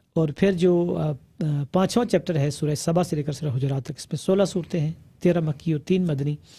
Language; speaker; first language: Urdu; native; Urdu